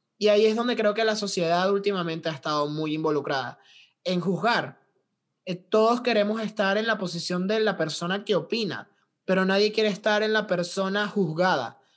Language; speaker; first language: Spanish; native; Spanish